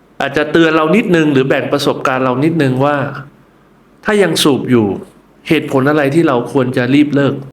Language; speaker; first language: Thai; native; Thai